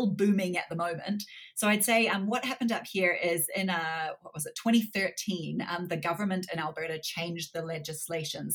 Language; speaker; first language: English; native; English